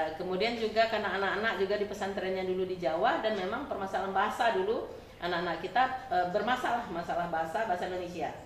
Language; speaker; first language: Indonesian; non-native, local second language; Minangkabau